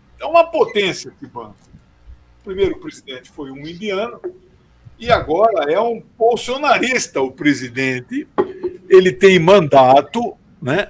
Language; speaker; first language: Portuguese; native; Portuguese